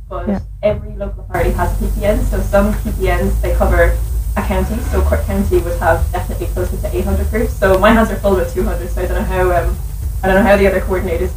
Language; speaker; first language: English; native; English